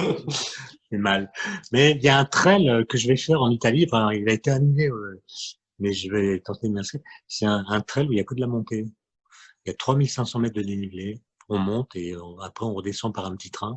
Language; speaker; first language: French; native; French